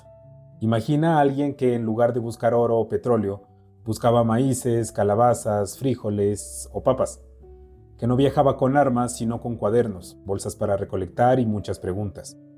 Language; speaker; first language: Spanish; native; Spanish